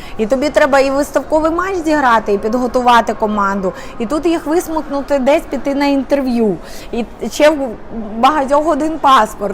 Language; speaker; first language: Ukrainian; native; Ukrainian